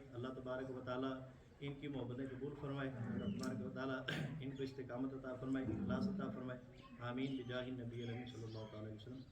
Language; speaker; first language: Urdu; non-native, local second language; Punjabi